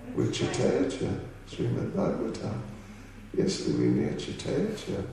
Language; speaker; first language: Russian; non-native, learner; English